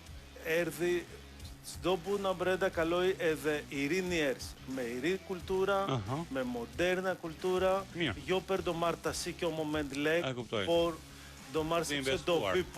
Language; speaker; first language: Albanian; non-native, learner; Greek